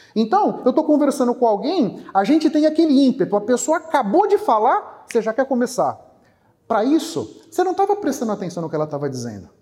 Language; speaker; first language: Portuguese; native; Portuguese